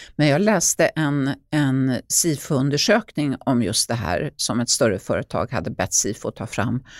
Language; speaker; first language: Swedish; native; Swedish